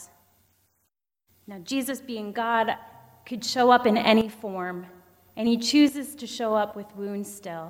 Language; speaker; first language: English; native; English